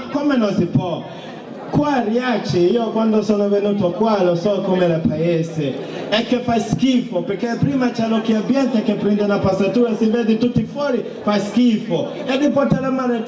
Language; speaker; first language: Italian; non-native, learner; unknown